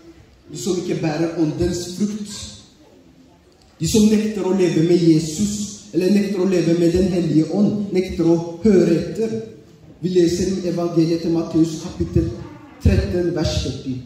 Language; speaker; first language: Norwegian; early bilingual, other home language; Oromo